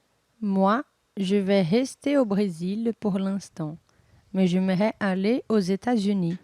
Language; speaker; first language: French; non-native, fluent; Portuguese